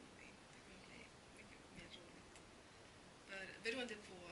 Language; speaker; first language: Swedish; non-native, fluent; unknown